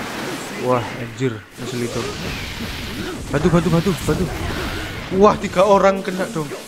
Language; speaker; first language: Indonesian; native; Indonesian